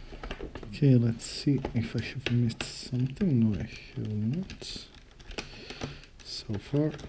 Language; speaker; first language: English; non-native, fluent; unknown